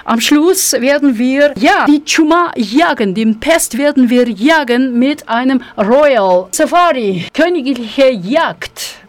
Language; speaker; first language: German; non-native, fluent; Russian